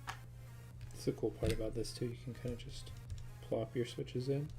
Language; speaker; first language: English; native; English